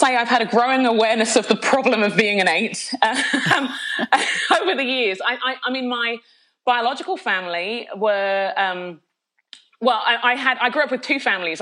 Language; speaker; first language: English; native; English